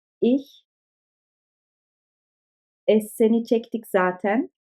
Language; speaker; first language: Turkish; early bilingual, heritage; Turkish